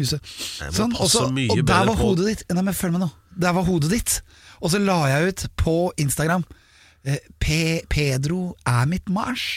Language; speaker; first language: Norwegian; native; Norwegian